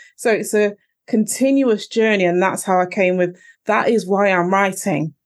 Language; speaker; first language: English; native; English